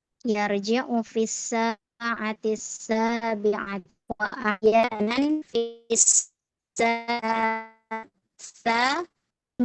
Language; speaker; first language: Arabic; non-native, learner; Indonesian